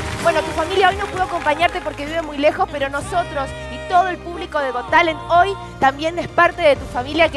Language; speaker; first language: Spanish; native; Spanish